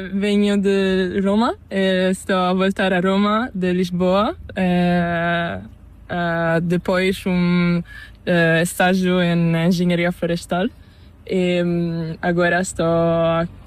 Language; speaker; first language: Spanish; non-native, learner; Italian